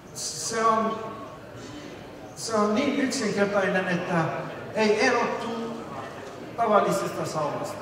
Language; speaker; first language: Finnish; non-native, fluent; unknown